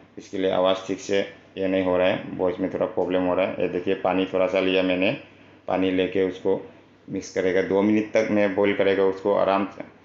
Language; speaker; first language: Hindi; non-native, local second language; Manipuri